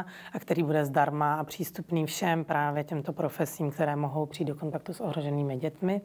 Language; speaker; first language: Czech; native; Czech